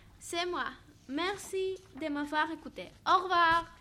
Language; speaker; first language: French; non-native, learner; Greek